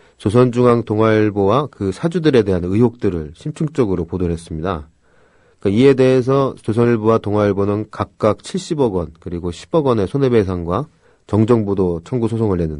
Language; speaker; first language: Korean; native; Korean